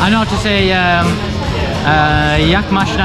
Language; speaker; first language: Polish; non-native, learner; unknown